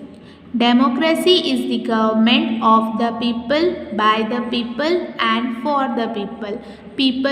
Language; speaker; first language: English; non-native, local second language; Hindi